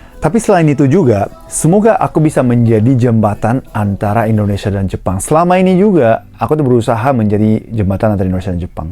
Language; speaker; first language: Indonesian; non-native, fluent; Japanese